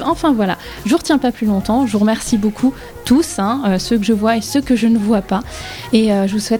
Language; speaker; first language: French; native; French